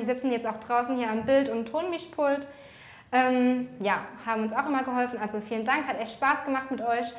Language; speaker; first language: German; native; German